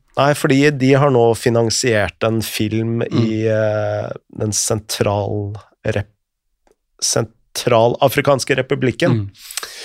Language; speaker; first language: Norwegian; native; Norwegian